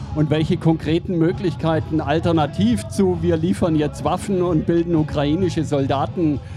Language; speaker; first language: German; native; German